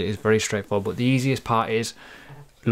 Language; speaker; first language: English; native; English